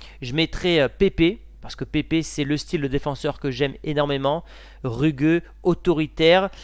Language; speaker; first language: French; native; French